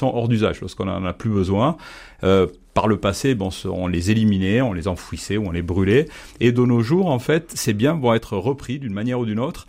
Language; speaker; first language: French; native; French